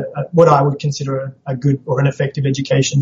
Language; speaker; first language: English; native; English